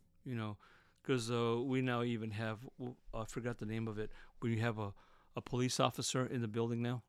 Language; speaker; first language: English; native; English